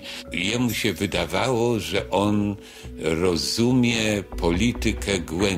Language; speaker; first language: Polish; native; Polish